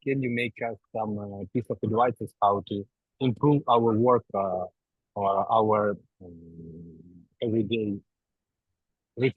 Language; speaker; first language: English; non-native, learner; Ukrainian